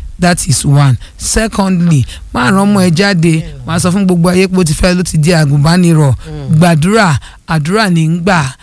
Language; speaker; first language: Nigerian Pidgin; non-native, local second language; Yoruba